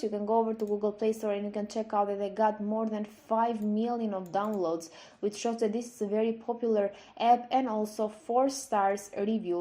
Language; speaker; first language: English; non-native, fluent; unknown